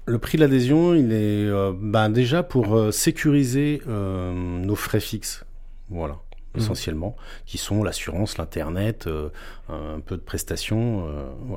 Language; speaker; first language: French; native; French